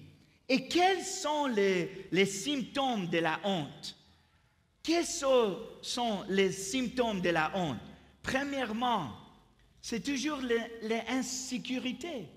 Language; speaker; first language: French; non-native, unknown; English